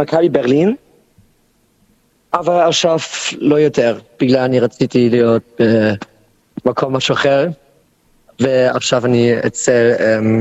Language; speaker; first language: Hebrew; non-native, learner; German